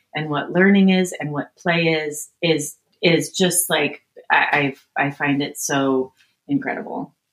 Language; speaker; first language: English; native; English